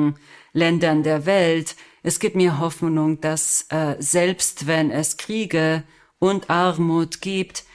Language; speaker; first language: German; non-native, fluent; Spanish